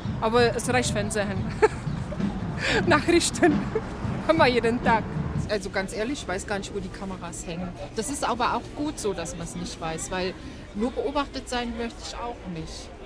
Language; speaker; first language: German; non-native, learner; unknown